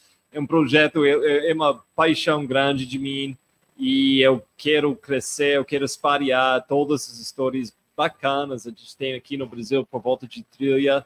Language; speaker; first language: Portuguese; non-native, fluent; English